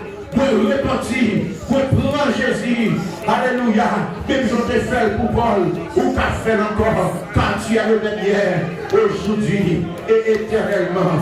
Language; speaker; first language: French; non-native, local second language; Haitian Creole